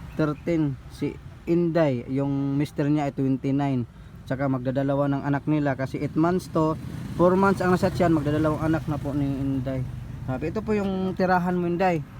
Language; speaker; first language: Filipino; non-native, local second language; Cebuano